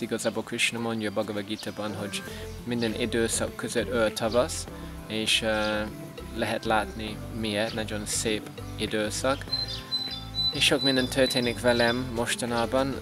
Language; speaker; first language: Hungarian; non-native, fluent; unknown